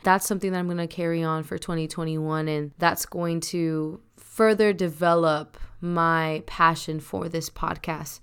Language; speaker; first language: English; early bilingual, other home language; Spanish